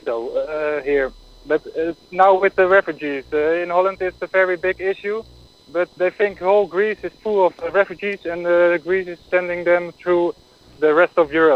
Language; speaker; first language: English; non-native, fluent; Dutch